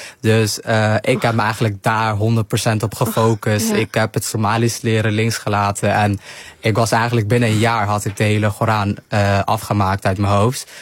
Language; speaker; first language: Dutch; early bilingual, other home language; Somali